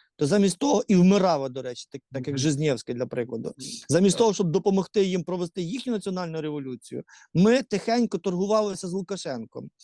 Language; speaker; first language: Ukrainian; native; Ukrainian